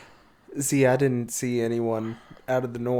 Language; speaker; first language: English; native; English